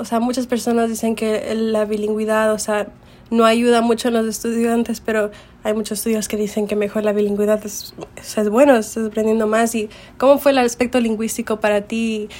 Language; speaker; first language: Spanish; early bilingual, heritage; Spanish